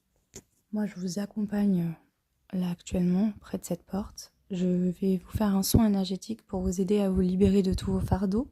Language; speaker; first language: French; native; French